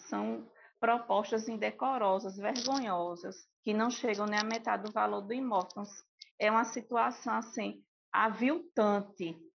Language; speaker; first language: Portuguese; native; Portuguese